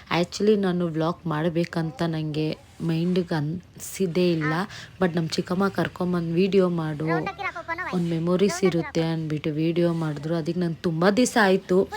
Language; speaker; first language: Kannada; non-native, local second language; Nepali